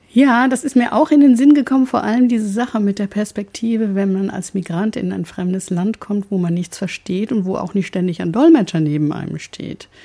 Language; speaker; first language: German; native; German